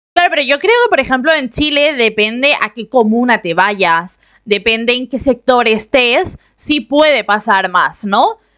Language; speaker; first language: Spanish; native; Spanish